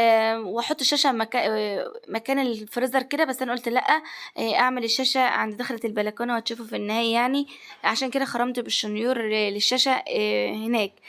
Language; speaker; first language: Arabic; native; Arabic